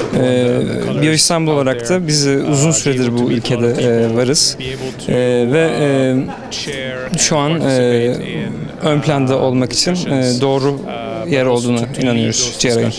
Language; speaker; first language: Turkish; non-native, fluent; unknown